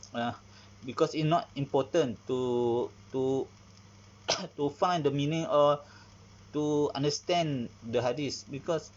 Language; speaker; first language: English; non-native, learner; Malay